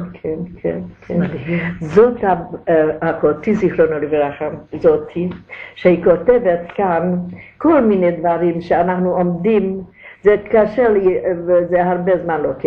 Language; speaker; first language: Hebrew; non-native, learner; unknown